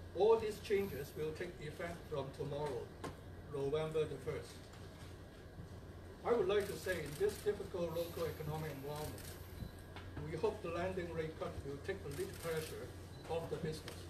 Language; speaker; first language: English; non-native, local second language; Cantonese